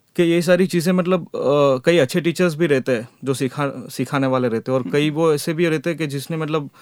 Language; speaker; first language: Hindi; non-native, local second language; Gujarati